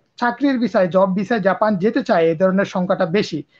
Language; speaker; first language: Japanese; non-native, fluent; Bangla